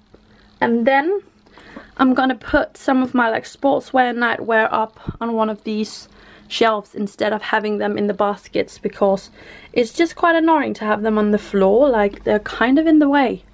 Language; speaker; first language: English; non-native, fluent; Danish